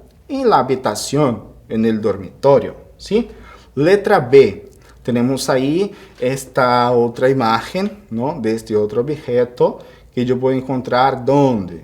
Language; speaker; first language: Spanish; non-native, fluent; Portuguese